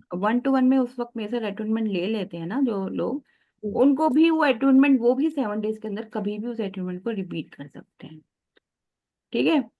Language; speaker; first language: Hindi; native; Hindi